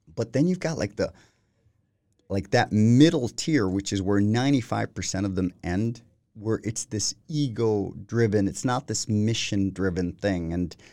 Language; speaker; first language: English; non-native, fluent; Spanish